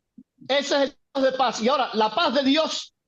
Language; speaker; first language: Spanish; native; Spanish